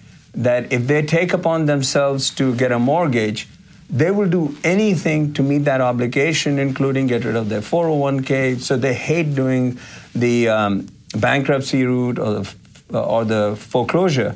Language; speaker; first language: English; non-native, local second language; Hindi